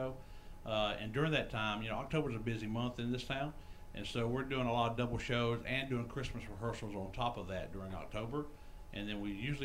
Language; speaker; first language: English; native; English